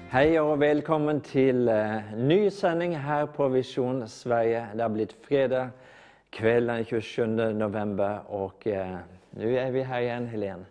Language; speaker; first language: Swedish; non-native, fluent; Norwegian